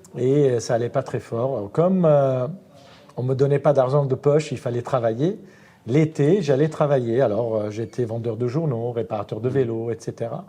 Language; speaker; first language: French; non-native, fluent; Armenian